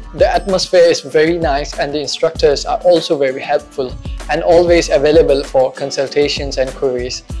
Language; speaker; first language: English; non-native, local second language; Urdu